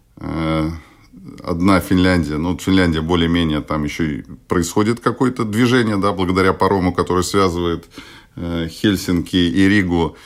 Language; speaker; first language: Russian; native; Russian